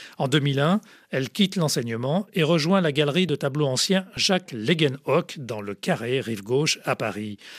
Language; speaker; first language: French; native; French